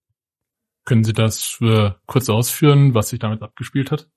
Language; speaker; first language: German; native; German